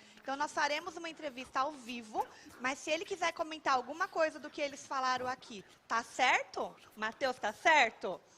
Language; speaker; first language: Portuguese; native; Portuguese